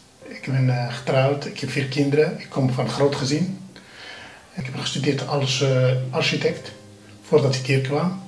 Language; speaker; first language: Dutch; non-native, fluent; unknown